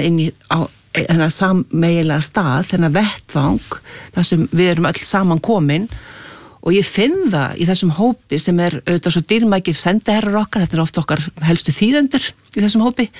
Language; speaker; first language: Icelandic; native; Icelandic